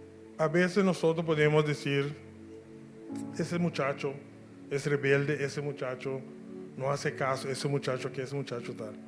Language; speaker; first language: Spanish; non-native, local second language; Papiamento